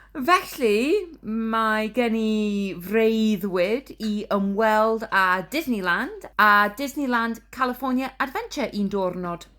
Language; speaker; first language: Welsh; non-native, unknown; English